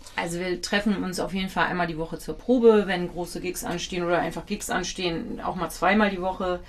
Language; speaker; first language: German; native; German